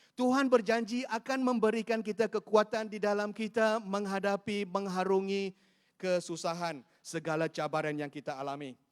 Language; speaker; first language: Malay; non-native, local second language; Chinese